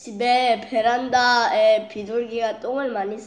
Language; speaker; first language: Korean; early bilingual, heritage; Korean